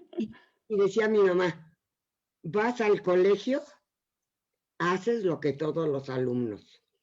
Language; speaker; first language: Spanish; early bilingual, other home language; Yiddish